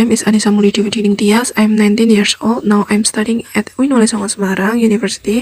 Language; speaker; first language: English; non-native, learner; Indonesian